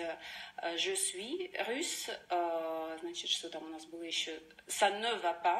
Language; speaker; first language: Russian; native; Russian